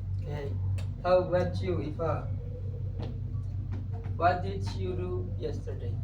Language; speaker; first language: English; non-native, learner; Indonesian